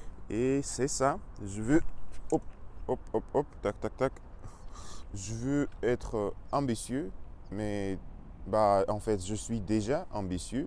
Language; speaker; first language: French; non-native, learner; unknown